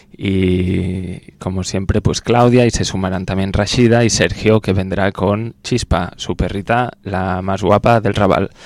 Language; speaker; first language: Spanish; native; Spanish